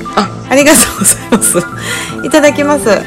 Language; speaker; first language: Japanese; native; Japanese